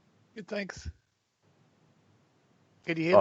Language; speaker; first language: English; native; English